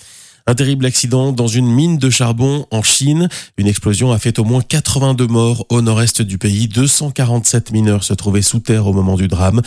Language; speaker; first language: French; native; French